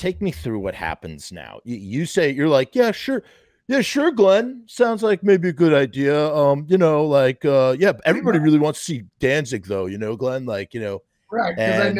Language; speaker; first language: English; native; English